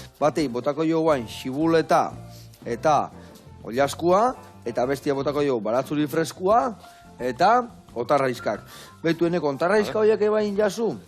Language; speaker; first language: Basque; native; Basque